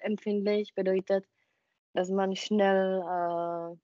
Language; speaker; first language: German; non-native, fluent; Czech